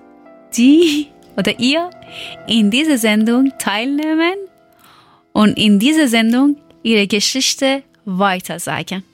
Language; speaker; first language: German; non-native, learner; Persian